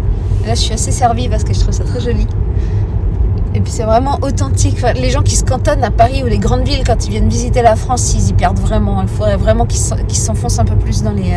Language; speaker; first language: French; native; French